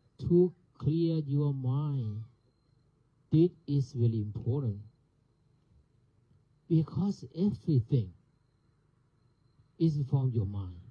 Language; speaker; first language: English; non-native, learner; Thai